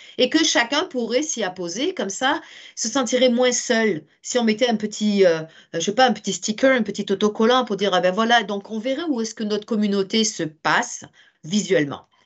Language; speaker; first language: French; native; French